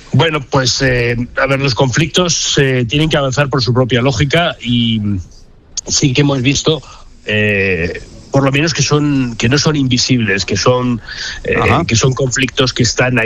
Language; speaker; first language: Spanish; native; Spanish